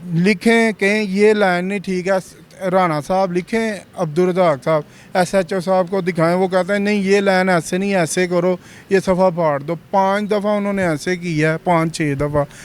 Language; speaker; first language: Urdu; non-native, local second language; Punjabi